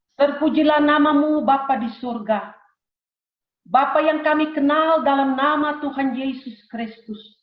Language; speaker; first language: Indonesian; early bilingual, heritage; Indonesian